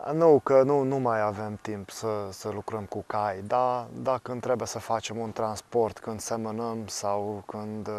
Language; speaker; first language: Romanian; non-native, local second language; Hungarian